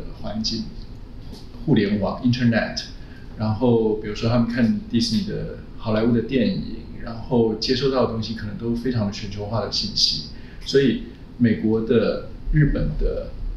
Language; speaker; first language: Chinese; native; Chinese